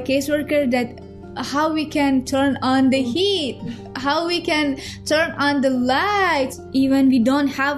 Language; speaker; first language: English; non-native, fluent; Persian